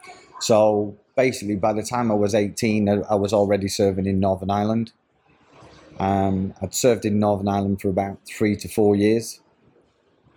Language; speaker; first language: English; native; English